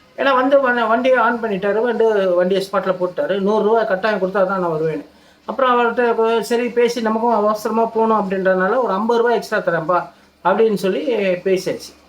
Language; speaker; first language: Tamil; native; Tamil